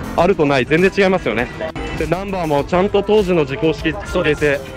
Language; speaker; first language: Japanese; native; Japanese